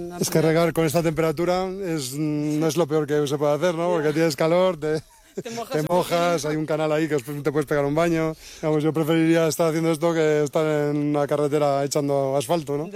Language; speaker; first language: Spanish; native; Spanish